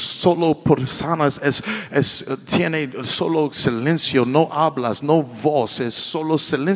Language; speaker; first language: Spanish; non-native, learner; English